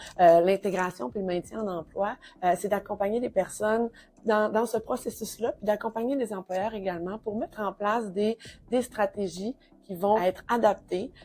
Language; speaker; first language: French; native; French